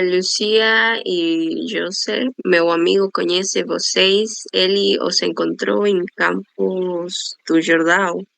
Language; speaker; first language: Portuguese; non-native, learner; Spanish